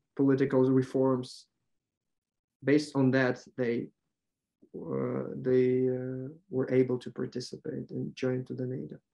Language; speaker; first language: English; non-native, learner; Ukrainian